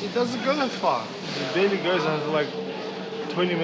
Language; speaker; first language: English; native; English